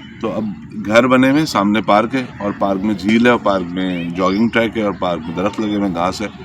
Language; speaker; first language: Urdu; native; Urdu